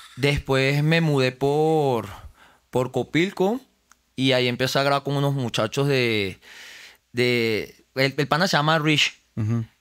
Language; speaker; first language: Spanish; native; Spanish